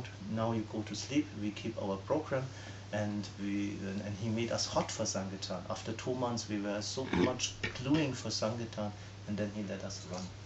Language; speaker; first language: English; non-native, fluent; German